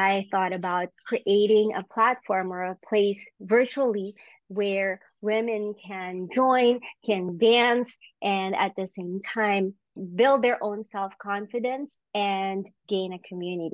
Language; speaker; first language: English; non-native, local second language; Filipino